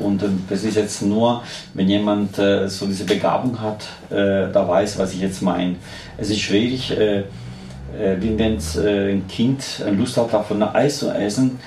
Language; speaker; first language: German; non-native, fluent; Italian